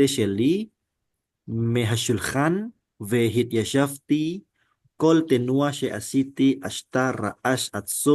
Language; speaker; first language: Hebrew; non-native, learner; Indonesian